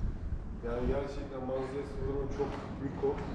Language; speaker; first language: Turkish; native; Turkish